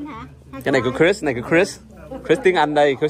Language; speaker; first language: Vietnamese; early bilingual, heritage; Vietnamese